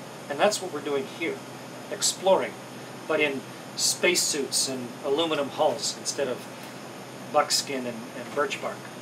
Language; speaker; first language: English; native; English